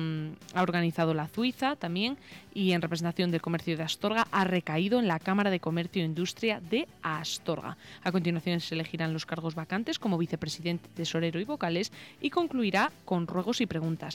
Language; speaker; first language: Spanish; native; Spanish